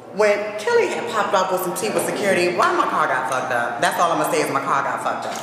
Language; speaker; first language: English; native; English